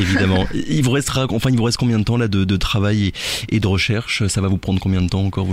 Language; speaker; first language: French; native; French